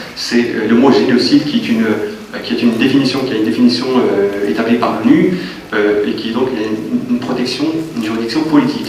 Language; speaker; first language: French; native; French